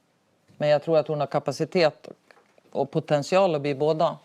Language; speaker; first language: Swedish; native; Swedish